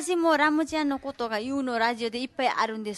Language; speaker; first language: Japanese; non-native, learner; Nepali